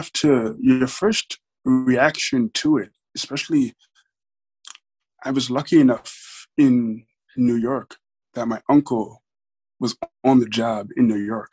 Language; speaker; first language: English; native; English